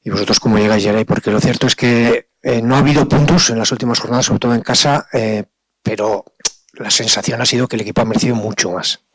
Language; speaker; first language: Spanish; non-native, local second language; Basque